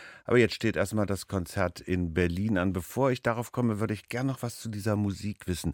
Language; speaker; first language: German; native; German